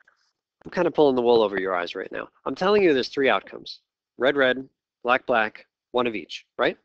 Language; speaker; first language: English; native; English